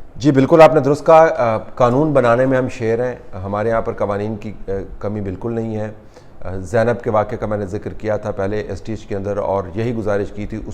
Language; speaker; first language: Urdu; native; Urdu